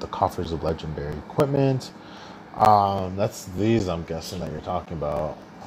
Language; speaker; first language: English; early bilingual, other home language; Spanish